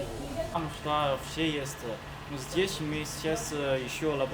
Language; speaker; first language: Russian; non-native, learner; Chinese